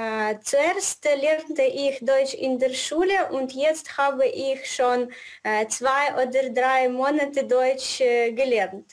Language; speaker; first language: German; non-native, learner; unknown